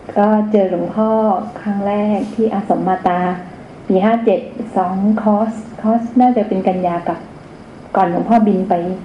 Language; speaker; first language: Thai; native; Thai